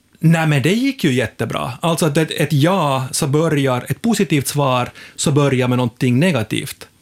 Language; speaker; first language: Swedish; native; Swedish